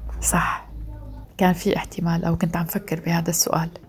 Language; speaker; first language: Arabic; native; Arabic